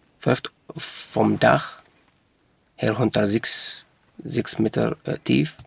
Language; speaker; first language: German; non-native, local second language; Arabic